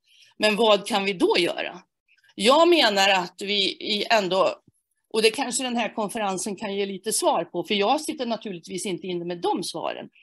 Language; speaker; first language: Swedish; native; Swedish